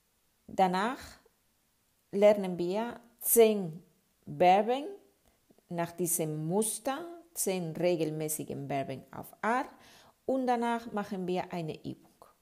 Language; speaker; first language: German; non-native, fluent; Spanish